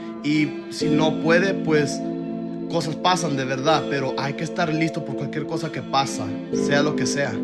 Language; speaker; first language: Spanish; early bilingual, heritage; Spanish